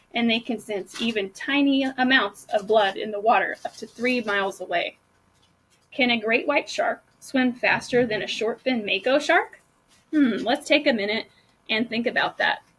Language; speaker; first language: English; native; English